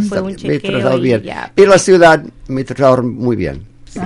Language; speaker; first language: Spanish; non-native, fluent; English